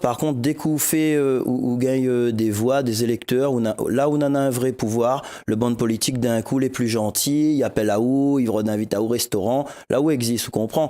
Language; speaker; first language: French; non-native, local second language; Réunion Creole French